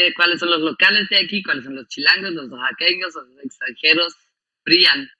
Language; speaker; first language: Spanish; non-native, fluent; German